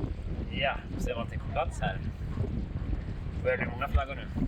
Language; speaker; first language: Swedish; native; Swedish